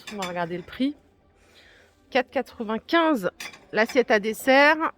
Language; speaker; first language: French; native; French